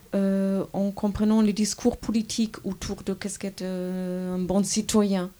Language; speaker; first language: French; non-native, fluent; German